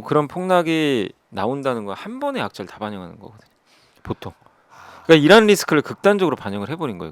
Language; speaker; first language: Korean; native; Korean